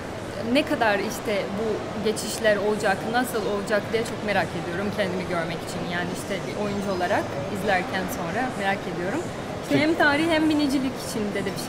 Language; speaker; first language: Turkish; non-native, fluent; Portuguese